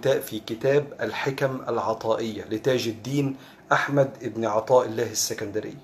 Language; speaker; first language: Arabic; native; Arabic